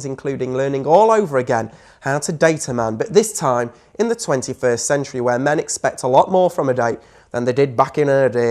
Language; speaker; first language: English; native; English